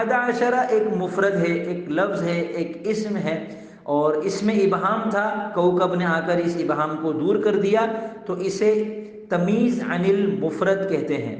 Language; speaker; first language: Urdu; native; Urdu